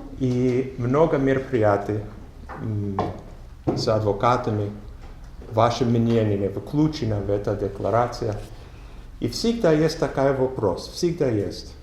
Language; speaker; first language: Russian; non-native, learner; English